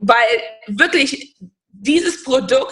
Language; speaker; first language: German; non-native, fluent; English